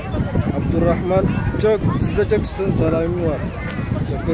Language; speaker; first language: Turkish; non-native, learner; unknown